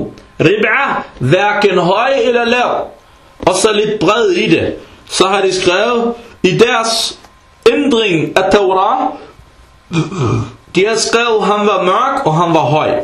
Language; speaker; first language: Danish; early bilingual, other home language; Arabic